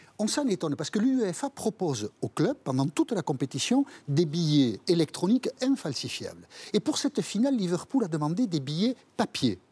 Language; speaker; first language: French; native; French